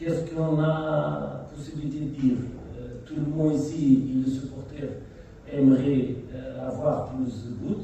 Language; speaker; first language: French; non-native, learner; Portuguese